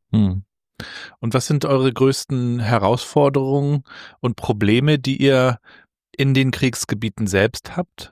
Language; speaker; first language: German; native; German